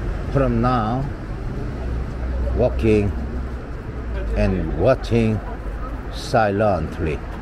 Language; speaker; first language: English; non-native, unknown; Korean